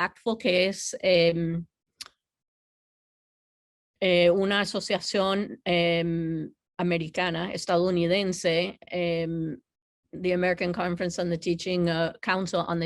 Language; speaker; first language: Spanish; non-native, fluent; English